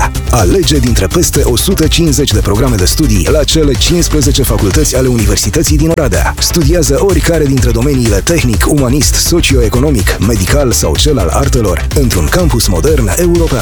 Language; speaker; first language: Romanian; native; Romanian